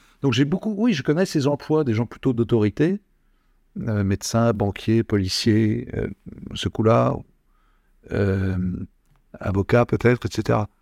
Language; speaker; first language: French; native; French